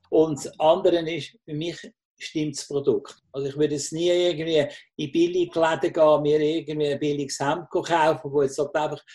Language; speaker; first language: German; native; German